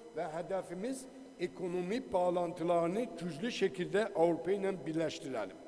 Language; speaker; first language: Turkish; non-native, fluent; Persian